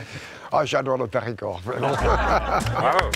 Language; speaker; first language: French; non-native, fluent; English